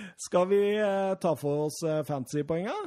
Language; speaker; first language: Norwegian; native; Norwegian